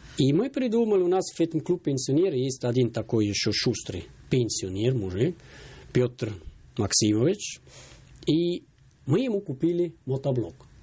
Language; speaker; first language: Russian; non-native, fluent; Swiss German